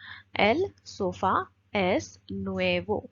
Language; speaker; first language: Spanish; non-native, learner; Hindi